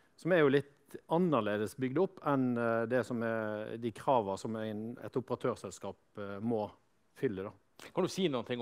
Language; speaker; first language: Norwegian; native; Norwegian